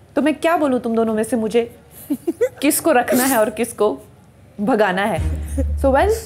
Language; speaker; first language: Hindi; native; Hindi